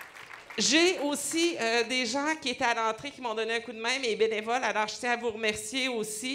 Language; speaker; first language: French; native; French